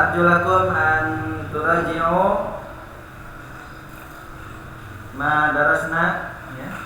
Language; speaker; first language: Arabic; non-native, learner; Indonesian